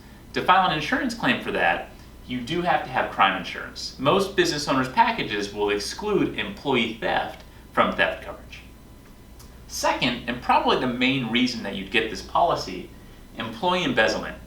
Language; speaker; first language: English; native; English